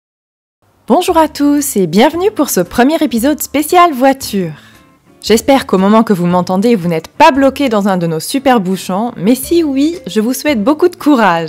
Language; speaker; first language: French; non-native, local second language; Luxembourgish